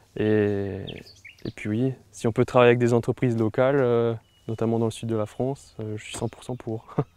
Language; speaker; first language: French; native; French